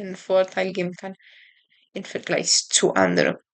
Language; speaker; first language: German; non-native, learner; Spanish